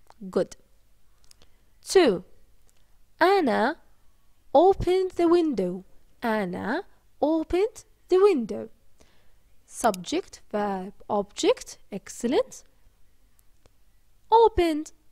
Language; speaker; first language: English; non-native, fluent; Arabic